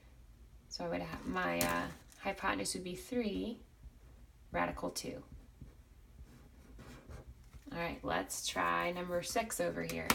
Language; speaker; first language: English; native; English